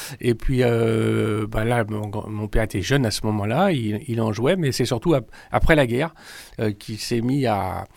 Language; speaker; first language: French; native; French